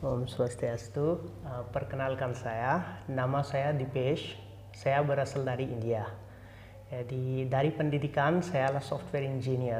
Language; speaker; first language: Indonesian; non-native, fluent; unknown